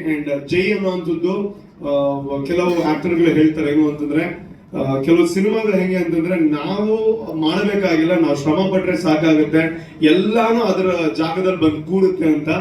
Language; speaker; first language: Kannada; non-native, local second language; Tulu